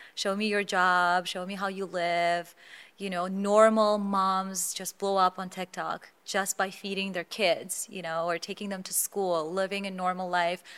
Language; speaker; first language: English; non-native, fluent; Azerbaijani